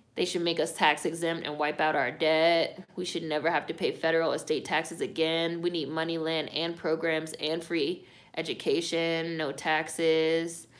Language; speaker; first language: English; native; English